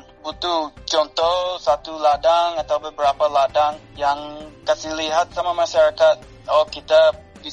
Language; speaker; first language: Indonesian; non-native, fluent; English